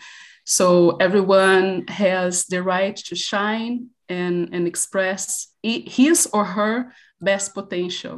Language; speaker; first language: English; non-native, fluent; Portuguese